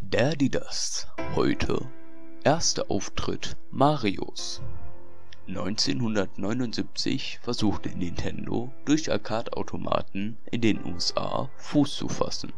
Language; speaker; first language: German; native; German